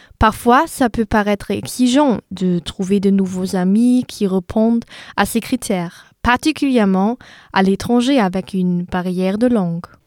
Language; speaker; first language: French; non-native, fluent; German